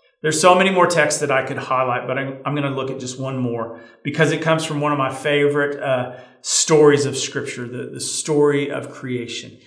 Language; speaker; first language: English; native; English